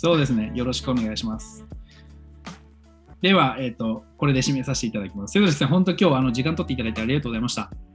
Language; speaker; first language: Japanese; native; Japanese